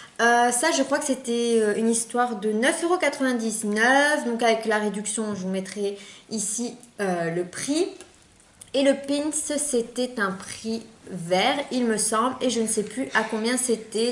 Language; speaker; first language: French; native; French